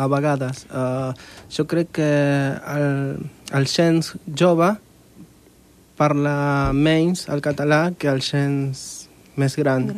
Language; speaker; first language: Catalan; non-native, learner; Spanish